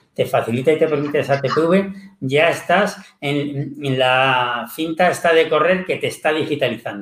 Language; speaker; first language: Spanish; native; Spanish